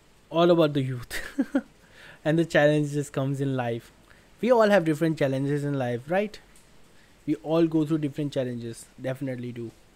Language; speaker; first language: English; non-native, local second language; Hindi